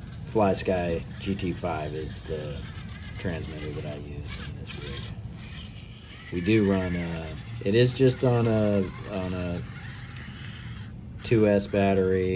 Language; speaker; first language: English; native; English